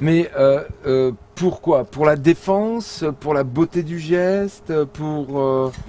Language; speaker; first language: French; native; French